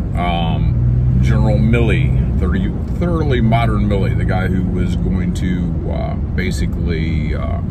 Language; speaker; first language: English; native; English